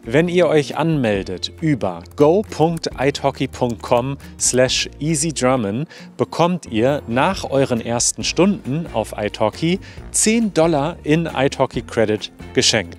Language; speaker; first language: German; native; German